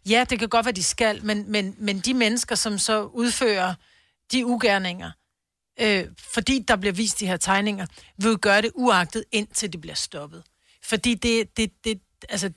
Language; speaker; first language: Danish; native; Danish